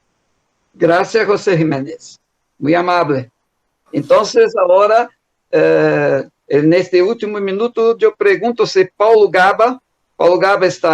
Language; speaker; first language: Spanish; non-native, fluent; Portuguese